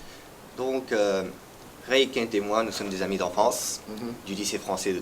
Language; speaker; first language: French; early bilingual, heritage; French